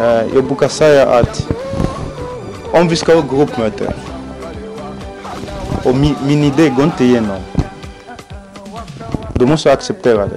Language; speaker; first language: Swedish; non-native, fluent; Lingala